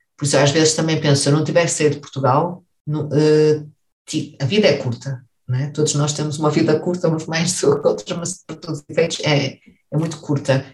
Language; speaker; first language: Portuguese; native; Portuguese